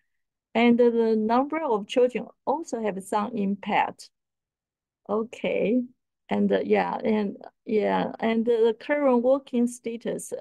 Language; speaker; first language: English; non-native, fluent; Chinese